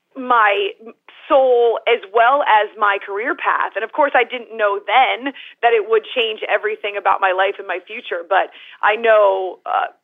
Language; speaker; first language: English; native; English